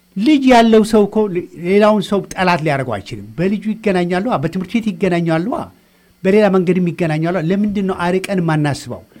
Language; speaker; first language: Amharic; native; Amharic